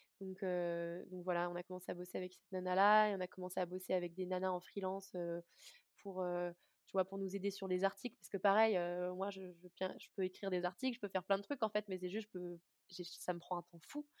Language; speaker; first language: French; native; French